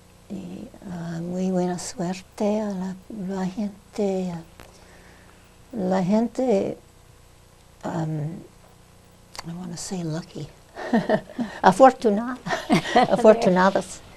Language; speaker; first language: Spanish; non-native, learner; English